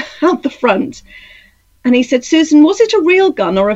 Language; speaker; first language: English; native; English